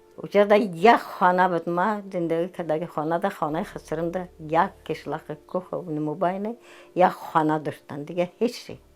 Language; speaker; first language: Tajik; non-native, fluent; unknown